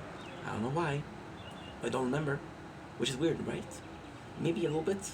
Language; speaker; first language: English; non-native, local second language; French